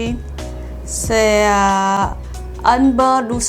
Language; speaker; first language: French; non-native, learner; Vietnamese